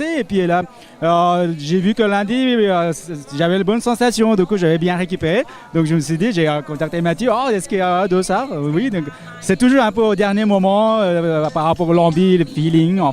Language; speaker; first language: French; native; French